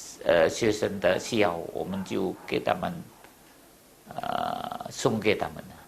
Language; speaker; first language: Chinese; early bilingual, heritage; Chinese